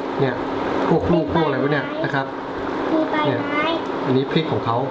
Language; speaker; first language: Thai; native; Thai